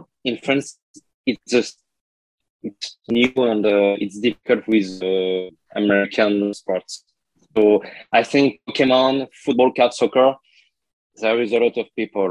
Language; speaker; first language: English; non-native, learner; French